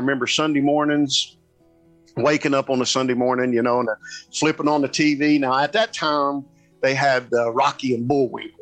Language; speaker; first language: English; native; English